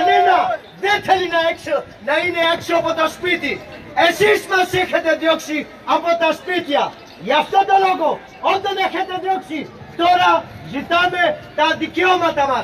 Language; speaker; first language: Greek; non-native, fluent; Urdu